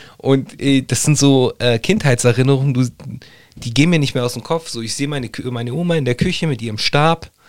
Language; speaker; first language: German; early bilingual, other home language; Italian